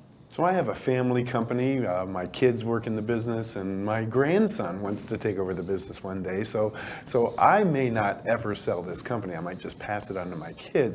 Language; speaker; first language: English; native; English